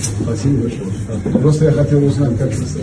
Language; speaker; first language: Russian; non-native, local second language; Uzbek